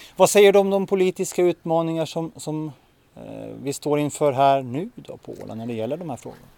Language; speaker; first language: Swedish; native; Swedish